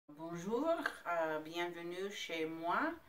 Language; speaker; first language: French; non-native, fluent; English